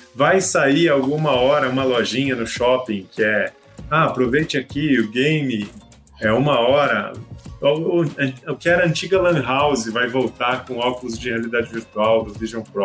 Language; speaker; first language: Portuguese; native; Portuguese